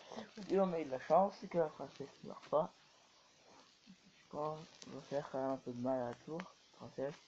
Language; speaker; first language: French; native; French